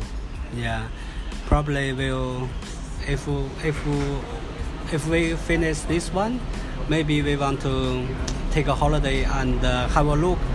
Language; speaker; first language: English; non-native, fluent; Chinese